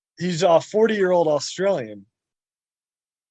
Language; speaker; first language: English; native; English